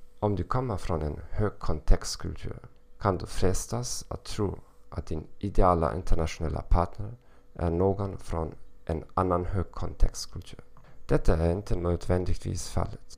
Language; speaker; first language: Swedish; non-native, learner; German